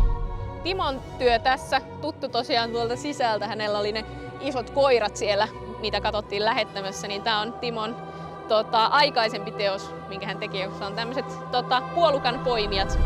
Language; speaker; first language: Finnish; native; Finnish